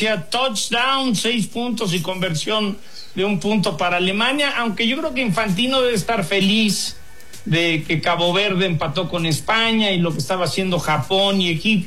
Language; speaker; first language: Spanish; native; Spanish